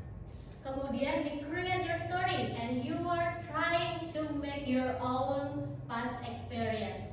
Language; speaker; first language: English; non-native, learner; Indonesian